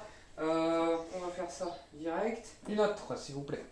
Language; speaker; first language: French; native; French